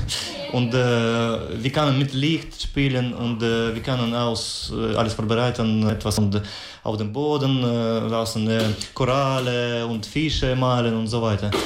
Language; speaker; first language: German; non-native, learner; Ukrainian